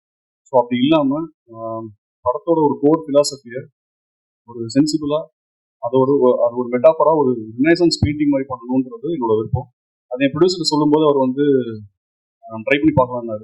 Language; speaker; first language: Tamil; native; Tamil